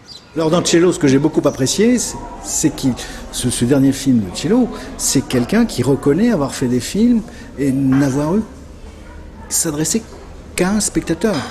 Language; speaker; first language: French; native; French